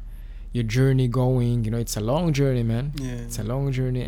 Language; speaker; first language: English; non-native, local second language; Kinyarwanda